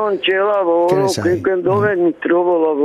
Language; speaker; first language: Italian; non-native, fluent; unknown